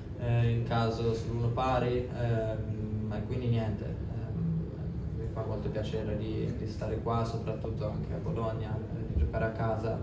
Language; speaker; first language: Italian; non-native, local second language; German